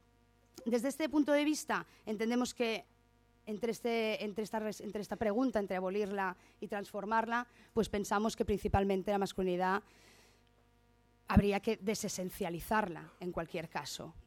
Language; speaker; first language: Spanish; native; Spanish